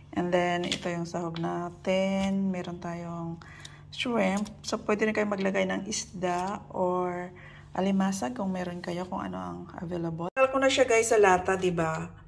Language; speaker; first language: Filipino; non-native, local second language; Hiligaynon